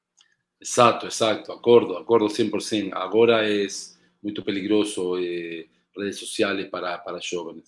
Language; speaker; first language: Portuguese; non-native, learner; Spanish